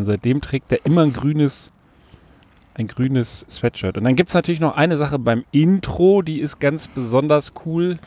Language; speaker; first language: German; native; German